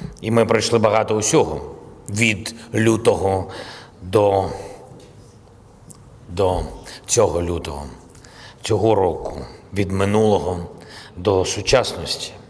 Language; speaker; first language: Ukrainian; non-native, local second language; Russian